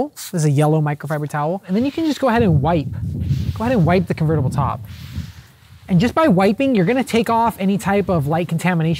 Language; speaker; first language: English; native; English